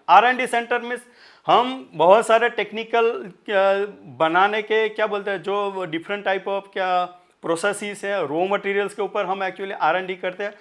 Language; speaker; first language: Hindi; non-native, local second language; Marathi